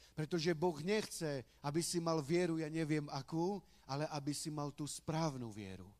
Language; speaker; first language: Slovak; non-native, local second language; Romany